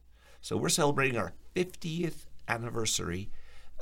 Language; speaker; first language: English; early bilingual, other home language; Ukrainian